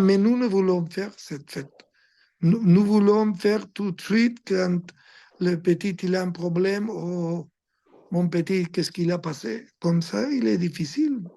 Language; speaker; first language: French; non-native, fluent; Spanish